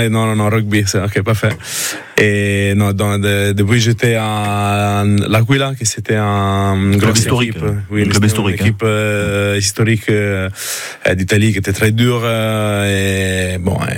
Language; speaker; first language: French; non-native, learner; Italian